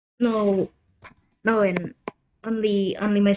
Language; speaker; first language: English; non-native, learner; Indonesian